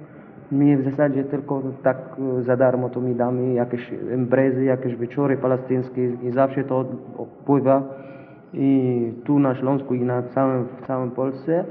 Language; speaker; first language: Polish; non-native, learner; Arabic